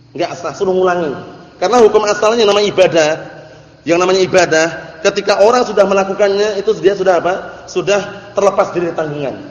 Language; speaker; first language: Indonesian; native; Indonesian